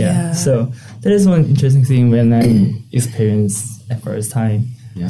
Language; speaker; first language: English; non-native, learner; Korean